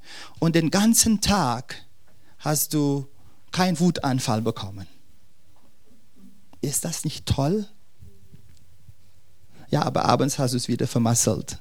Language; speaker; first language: German; non-native, fluent; Dutch